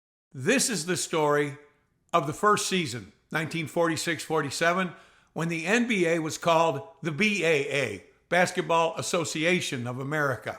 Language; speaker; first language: English; native; English